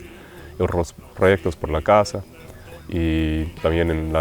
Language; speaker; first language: Spanish; non-native, fluent; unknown